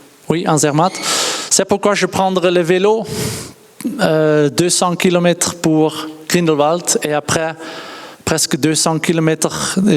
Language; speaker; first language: French; non-native, learner; Dutch